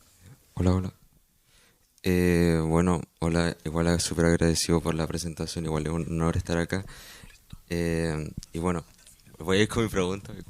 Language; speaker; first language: Spanish; native; Spanish